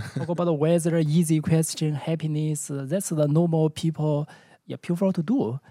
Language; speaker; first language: English; non-native, learner; Chinese